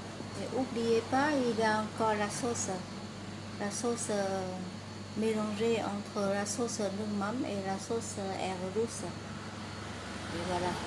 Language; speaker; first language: French; non-native, fluent; Vietnamese